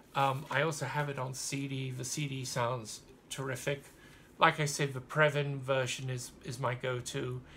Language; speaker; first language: English; native; English